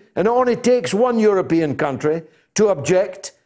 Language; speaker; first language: English; native; English